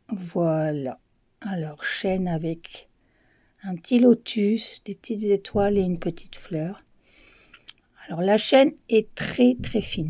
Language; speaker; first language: French; native; French